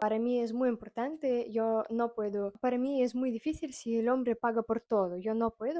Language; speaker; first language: Spanish; non-native, fluent; Russian